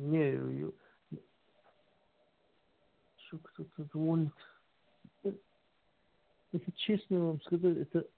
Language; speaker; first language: Russian; non-native, learner; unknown